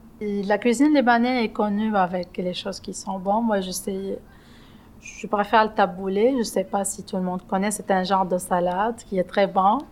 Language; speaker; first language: French; non-native, local second language; Arabic